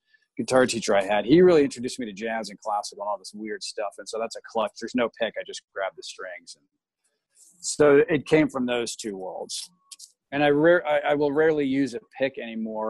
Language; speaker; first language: English; native; English